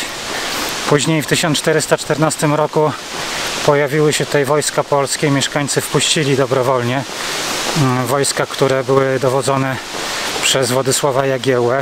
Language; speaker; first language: Polish; native; Polish